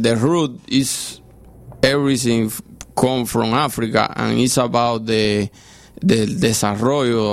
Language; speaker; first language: English; non-native, fluent; Spanish